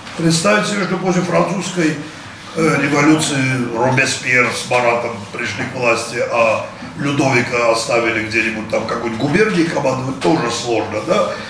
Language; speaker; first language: Russian; native; Russian